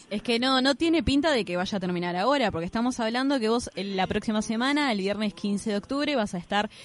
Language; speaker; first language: Spanish; native; Spanish